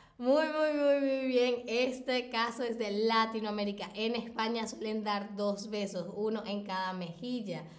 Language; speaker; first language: Spanish; native; Spanish